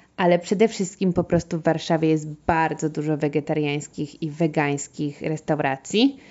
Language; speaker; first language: Polish; native; Polish